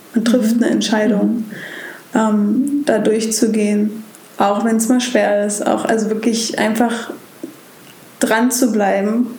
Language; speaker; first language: German; native; German